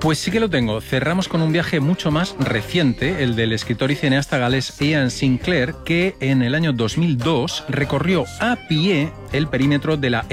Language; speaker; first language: Spanish; native; Spanish